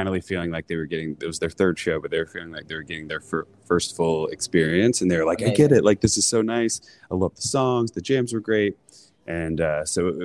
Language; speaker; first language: English; native; English